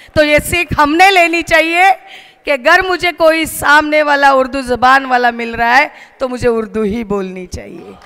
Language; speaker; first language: Hindi; non-native, local second language; Marathi